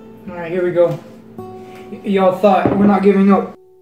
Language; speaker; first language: English; early bilingual, other home language; Spanish